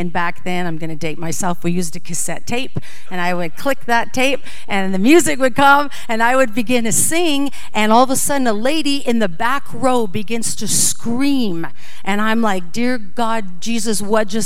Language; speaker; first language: English; early bilingual, other home language; Dutch